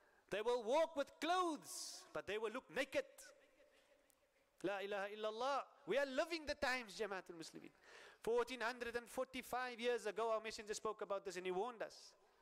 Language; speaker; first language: English; native; English